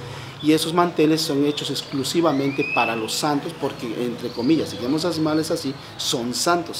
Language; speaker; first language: Spanish; native; Spanish